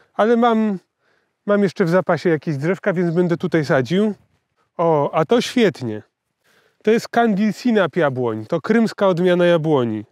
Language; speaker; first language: Polish; native; Polish